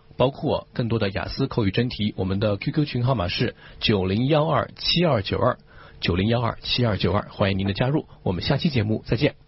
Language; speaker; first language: Chinese; native; Chinese